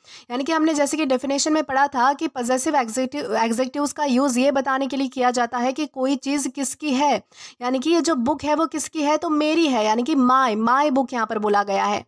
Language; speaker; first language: Hindi; native; Hindi